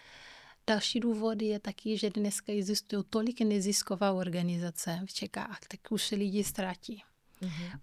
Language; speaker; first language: Czech; non-native, fluent; Kabuverdianu